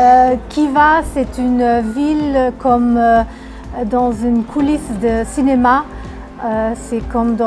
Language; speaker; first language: French; non-native, local second language; Luxembourgish